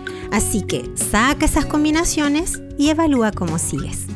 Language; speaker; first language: Spanish; native; Spanish